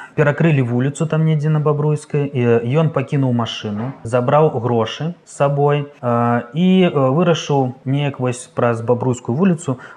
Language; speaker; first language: Belarusian; native; Belarusian